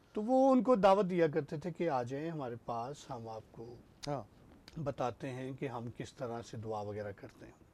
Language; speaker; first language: Urdu; non-native, local second language; Punjabi